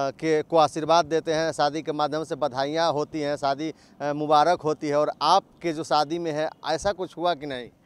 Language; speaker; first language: Hindi; native; Hindi